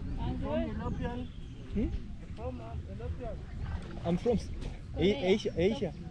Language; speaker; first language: English; non-native, learner; Korean